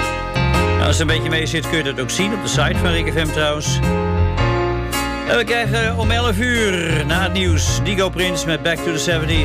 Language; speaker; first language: Dutch; native; Dutch